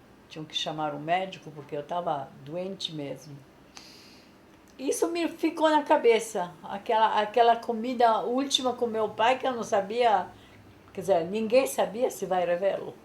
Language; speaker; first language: Portuguese; non-native, fluent; Polish